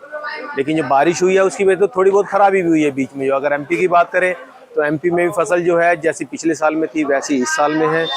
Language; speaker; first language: Hindi; native; Hindi